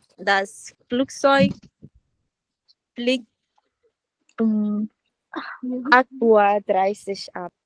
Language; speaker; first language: German; non-native, learner; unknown